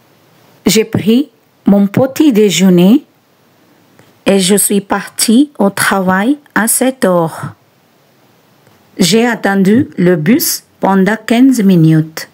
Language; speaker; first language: French; non-native, fluent; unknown